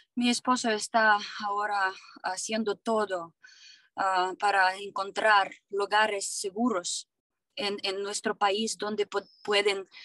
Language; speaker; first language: Spanish; non-native, learner; Ukrainian